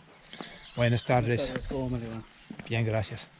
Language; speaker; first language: Spanish; non-native, learner; English